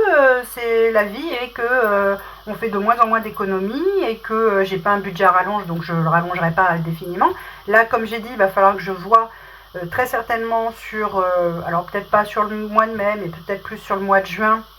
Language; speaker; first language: French; native; French